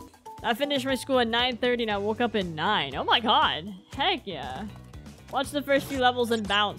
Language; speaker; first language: English; native; English